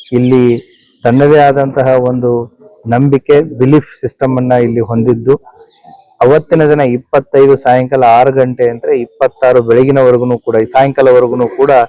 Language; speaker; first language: Kannada; native; Kannada